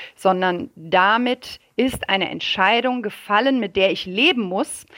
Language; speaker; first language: German; early bilingual, other home language; French